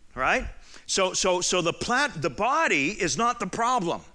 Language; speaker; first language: English; native; English